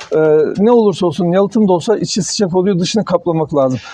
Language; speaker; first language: Turkish; native; Turkish